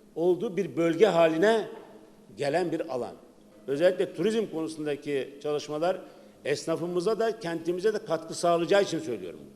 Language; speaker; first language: Turkish; native; Turkish